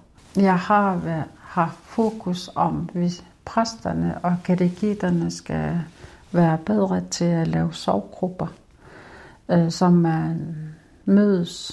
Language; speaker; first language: Danish; non-native, local second language; Kalaallisut